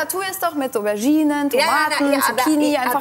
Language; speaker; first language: German; native; German